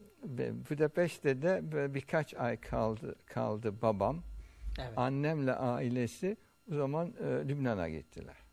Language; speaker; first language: Turkish; early bilingual, heritage; Turkish